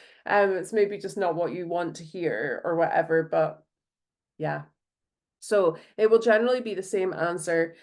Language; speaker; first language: English; native; English